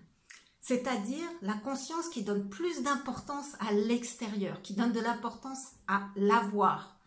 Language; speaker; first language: French; native; French